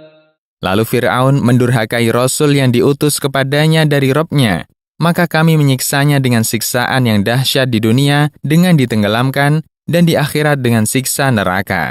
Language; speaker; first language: Indonesian; native; Indonesian